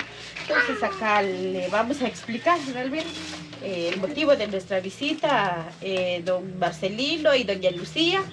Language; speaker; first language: Spanish; non-native, local second language; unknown